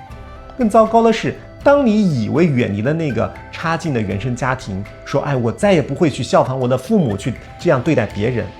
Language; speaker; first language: Chinese; native; Chinese